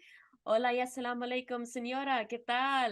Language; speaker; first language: Spanish; non-native, fluent; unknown